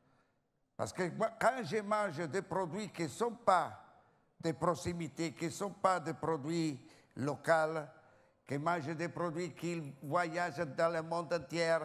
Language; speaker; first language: French; non-native, learner; Italian